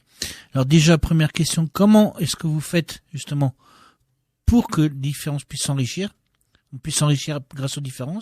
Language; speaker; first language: French; native; French